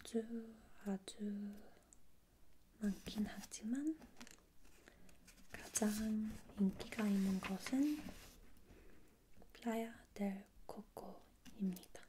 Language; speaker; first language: Korean; non-native, fluent; English